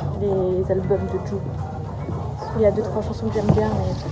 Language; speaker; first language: French; native; French